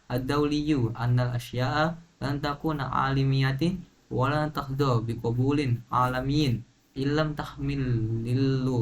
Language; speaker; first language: Arabic; non-native, learner; Indonesian